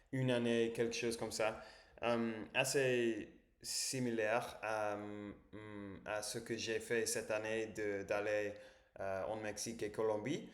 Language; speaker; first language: French; non-native, learner; English